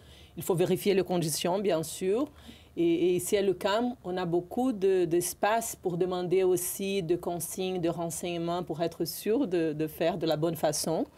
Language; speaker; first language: French; non-native, fluent; Portuguese